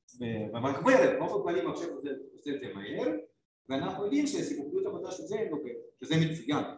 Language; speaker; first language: Hebrew; non-native, fluent; Russian